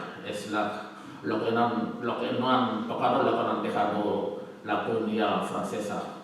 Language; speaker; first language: Spanish; non-native, learner; Wolof